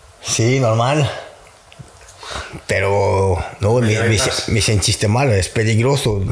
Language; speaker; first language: Spanish; non-native, fluent; French